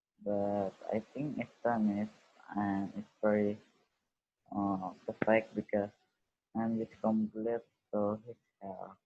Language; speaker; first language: English; non-native, learner; Indonesian